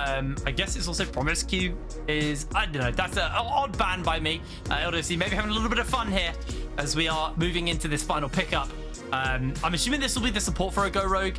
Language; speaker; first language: English; native; English